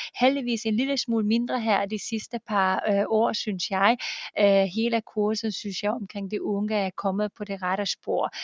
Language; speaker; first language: Danish; non-native, fluent; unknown